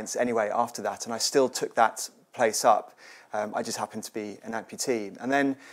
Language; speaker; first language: English; native; English